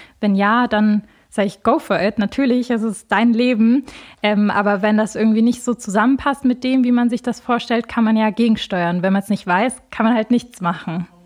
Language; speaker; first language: German; early bilingual, other home language; Albanian